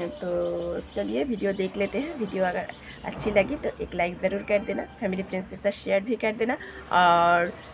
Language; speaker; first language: Hindi; non-native, local second language; Bangla